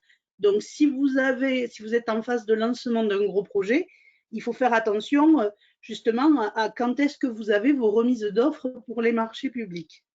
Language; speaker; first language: French; native; French